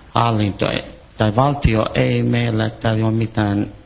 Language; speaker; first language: Finnish; non-native, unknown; Arabic